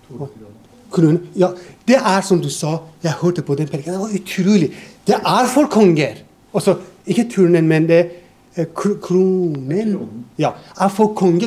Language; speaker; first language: Norwegian; non-native, fluent; Persian